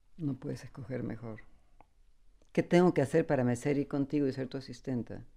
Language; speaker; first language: Spanish; native; Spanish